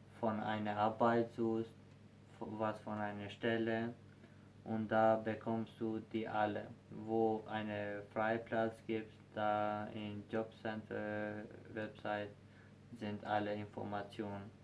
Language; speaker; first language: German; non-native, learner; Albanian